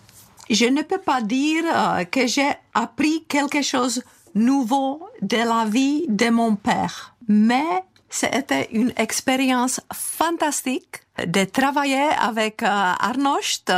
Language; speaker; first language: French; non-native, fluent; Czech